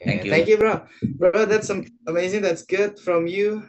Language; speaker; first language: English; non-native, fluent; Indonesian